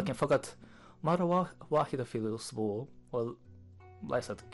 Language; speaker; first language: Arabic; non-native, learner; Japanese